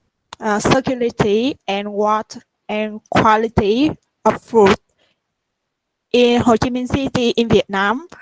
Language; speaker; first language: English; non-native, learner; Vietnamese